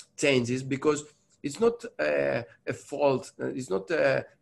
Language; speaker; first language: English; non-native, learner; Greek